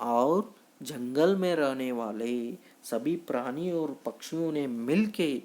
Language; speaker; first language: Hindi; non-native, local second language; Kannada